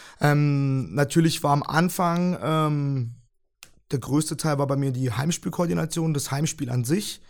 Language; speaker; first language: German; early bilingual, other home language; Russian